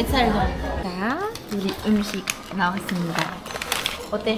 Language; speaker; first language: Korean; non-native, fluent; French